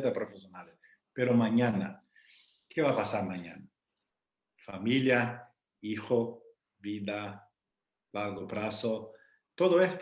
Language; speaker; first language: Spanish; non-native, fluent; Portuguese